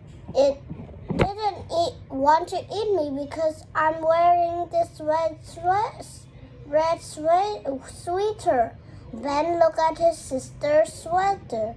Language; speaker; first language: English; non-native, learner; Vietnamese